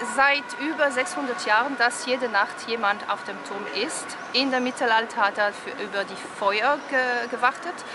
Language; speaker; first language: German; non-native, local second language; French